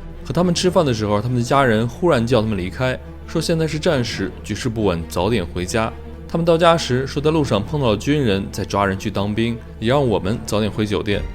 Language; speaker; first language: Chinese; native; Chinese